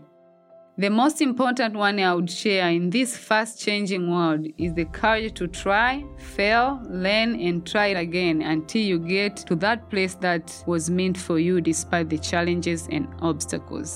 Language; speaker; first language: English; non-native, local second language; Swahili